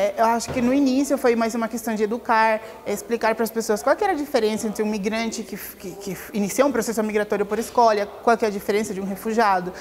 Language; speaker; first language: Portuguese; non-native, fluent; Spanish